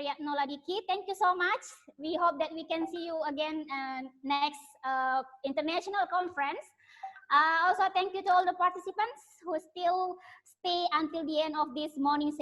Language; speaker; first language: English; non-native, learner; Indonesian